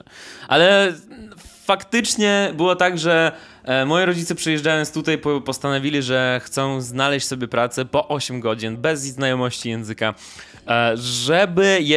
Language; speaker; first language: Polish; non-native, fluent; Russian